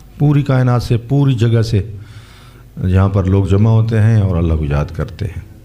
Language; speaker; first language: Urdu; non-native, local second language; Saraiki